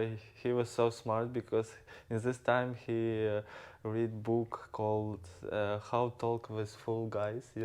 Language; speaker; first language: English; non-native, learner; Ukrainian